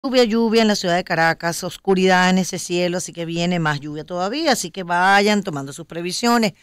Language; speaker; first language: Spanish; native; Spanish